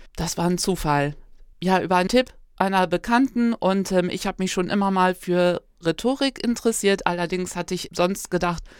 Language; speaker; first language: German; native; German